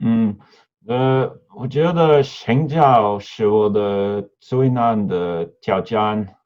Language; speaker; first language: Chinese; non-native, learner; Norwegian